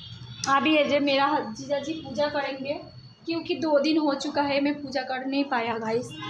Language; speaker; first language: Hindi; non-native, local second language; Bangla